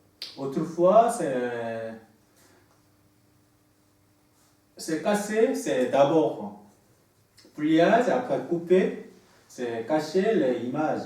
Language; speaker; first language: French; non-native, learner; Korean